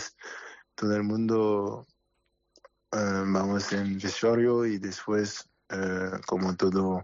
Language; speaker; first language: Spanish; non-native, learner; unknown